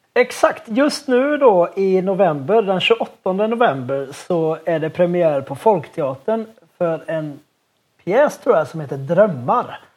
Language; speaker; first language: Swedish; native; Swedish